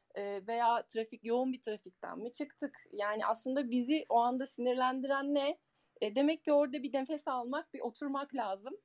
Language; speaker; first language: Turkish; early bilingual, heritage; Turkish